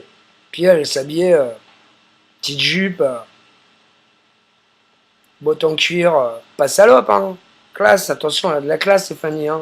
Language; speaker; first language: French; native; French